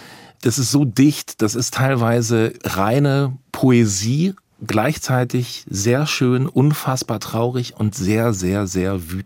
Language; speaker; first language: German; native; German